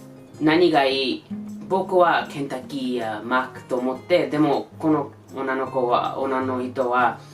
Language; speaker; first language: Japanese; non-native, learner; English